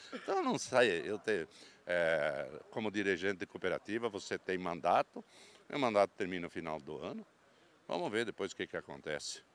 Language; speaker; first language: Portuguese; native; Portuguese